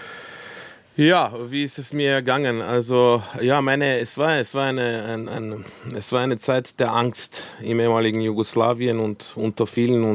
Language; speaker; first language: German; early bilingual, other home language; Croatian